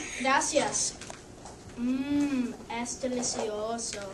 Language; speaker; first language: Spanish; non-native, learner; English